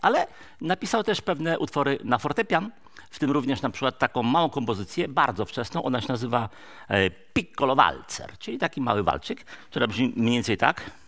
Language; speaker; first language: Polish; native; Polish